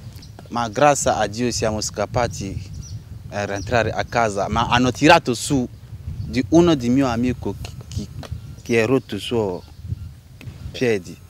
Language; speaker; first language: Italian; non-native, learner; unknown